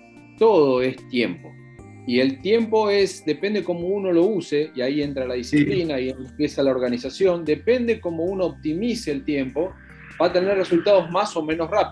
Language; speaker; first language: Spanish; native; Spanish